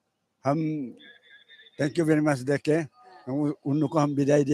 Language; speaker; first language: Hindi; non-native, local second language; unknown